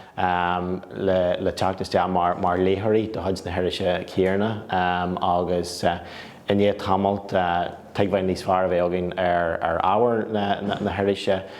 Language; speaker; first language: Irish; non-native, local second language; English